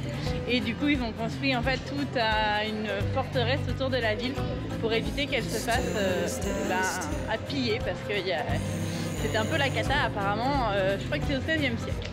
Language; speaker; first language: French; native; French